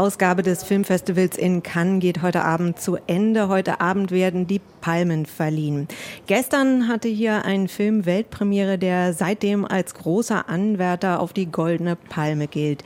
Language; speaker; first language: German; native; German